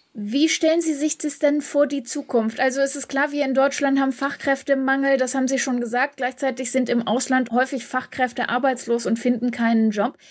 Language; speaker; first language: German; native; German